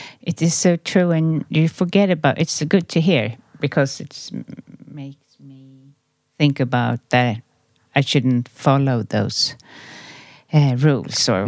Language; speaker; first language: English; non-native, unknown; Swedish